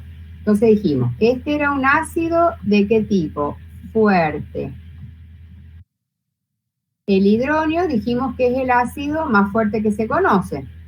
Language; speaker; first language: Spanish; native; Spanish